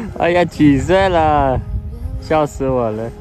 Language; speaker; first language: Italian; early bilingual, other home language; Chinese